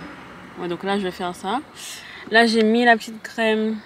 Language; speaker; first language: French; native; French